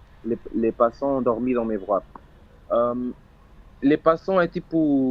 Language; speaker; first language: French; non-native, fluent; Portuguese